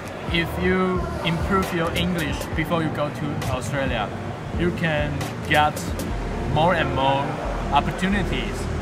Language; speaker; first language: English; non-native, fluent; Chinese